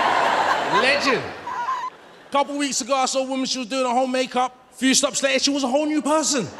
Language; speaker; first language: English; native; English